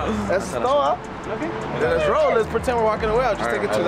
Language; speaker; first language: English; early bilingual, other home language; Spanish